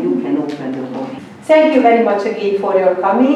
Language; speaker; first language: English; non-native, fluent; Hungarian